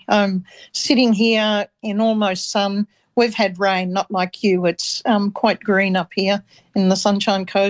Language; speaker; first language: English; native; English